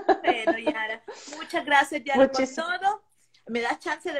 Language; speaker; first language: Spanish; native; Spanish